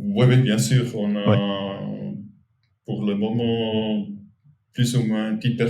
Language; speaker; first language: French; non-native, fluent; German